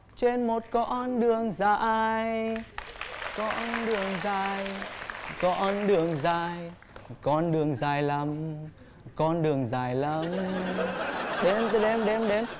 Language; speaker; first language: Vietnamese; native; Vietnamese